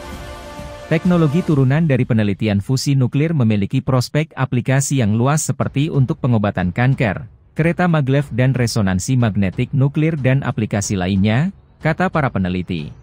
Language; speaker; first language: Indonesian; native; Indonesian